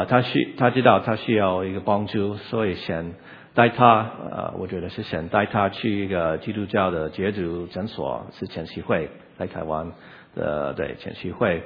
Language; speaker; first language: Chinese; non-native, learner; English